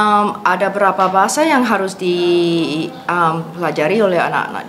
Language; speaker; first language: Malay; non-native, fluent; English